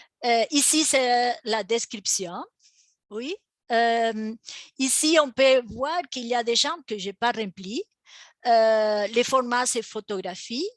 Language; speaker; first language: French; non-native, fluent; Spanish